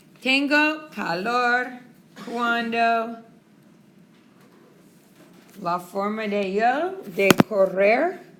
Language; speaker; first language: Spanish; non-native, fluent; English